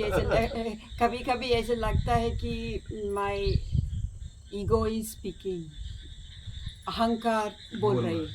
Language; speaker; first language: Hindi; non-native, local second language; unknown